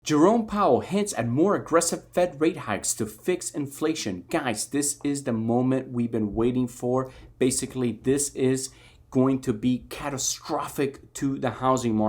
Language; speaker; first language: English; native; English